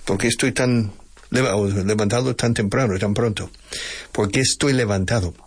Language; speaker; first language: Spanish; non-native, fluent; English